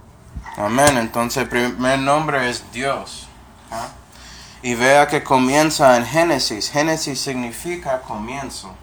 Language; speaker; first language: Spanish; non-native, fluent; English